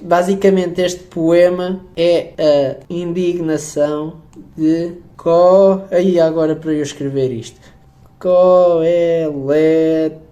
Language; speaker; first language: Portuguese; native; Portuguese